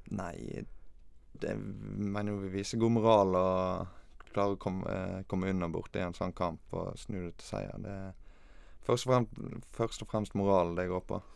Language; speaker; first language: Norwegian; native; Norwegian